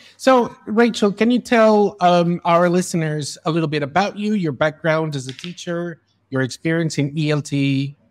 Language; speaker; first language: English; early bilingual, other home language; Spanish